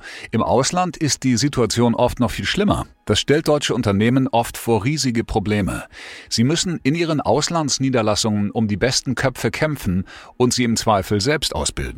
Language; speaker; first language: German; native; German